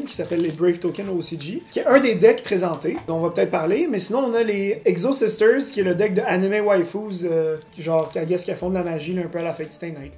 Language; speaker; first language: French; native; French